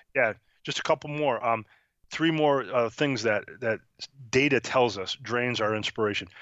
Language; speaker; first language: English; native; English